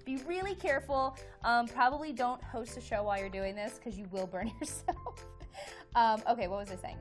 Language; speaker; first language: English; native; English